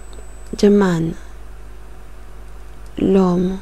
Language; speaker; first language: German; non-native, learner; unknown